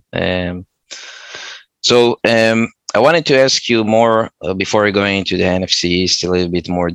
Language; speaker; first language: English; non-native, fluent; Hebrew